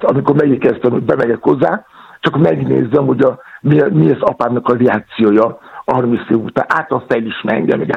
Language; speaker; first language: Hungarian; non-native, fluent; Yoruba